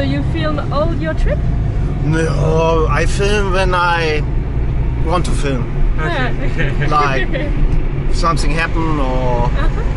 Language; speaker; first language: English; non-native, learner; German